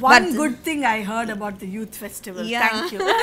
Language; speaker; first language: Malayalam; non-native, fluent; Kannada